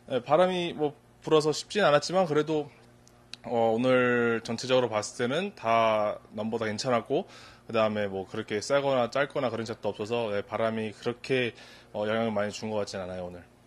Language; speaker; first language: Korean; native; Korean